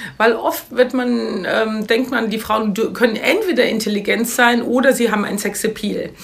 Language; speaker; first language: German; native; German